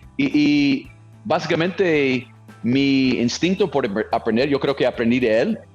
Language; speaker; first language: Spanish; non-native, fluent; English